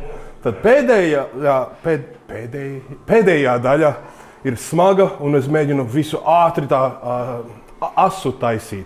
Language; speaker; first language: Latvian; early bilingual, heritage; English